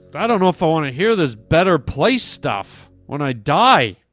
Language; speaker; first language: English; native; English